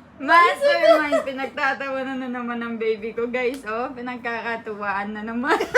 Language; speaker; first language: Filipino; non-native, local second language; Cebuano